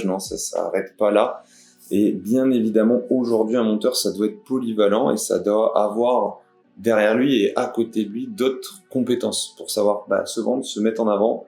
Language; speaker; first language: French; native; French